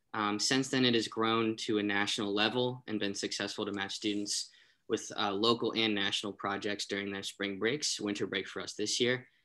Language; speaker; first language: English; native; English